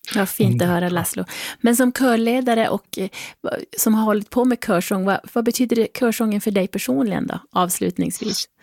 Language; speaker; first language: Swedish; native; Swedish